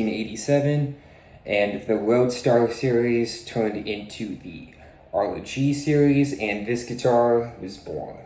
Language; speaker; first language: English; native; English